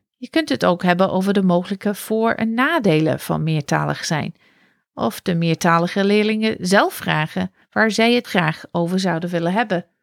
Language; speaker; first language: Dutch; non-native, fluent; English